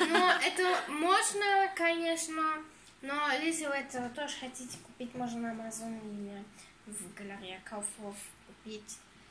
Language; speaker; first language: Russian; early bilingual, heritage; German